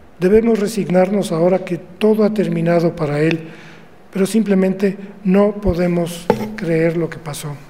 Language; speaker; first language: Spanish; native; Spanish